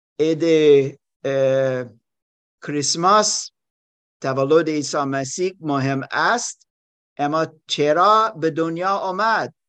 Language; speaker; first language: Persian; non-native, learner; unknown